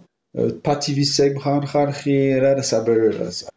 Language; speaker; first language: Georgian; non-native, learner; French